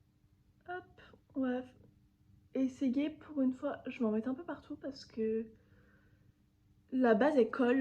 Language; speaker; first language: French; native; French